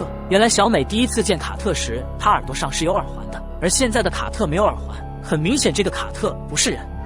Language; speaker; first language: Chinese; native; Chinese